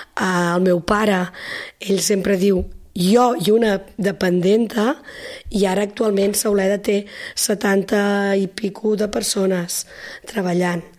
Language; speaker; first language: Catalan; native; Catalan